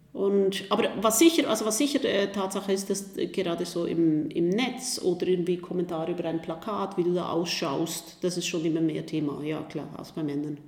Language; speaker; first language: German; native; German